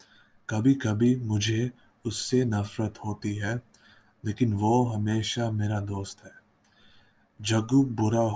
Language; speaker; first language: Hindi; non-native, learner; English